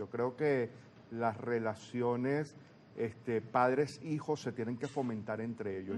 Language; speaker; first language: Spanish; native; Spanish